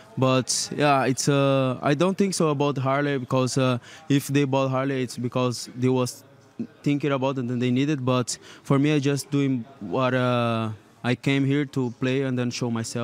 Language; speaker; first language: English; non-native, learner; Portuguese